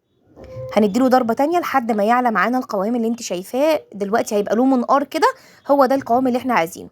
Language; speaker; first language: Arabic; native; Arabic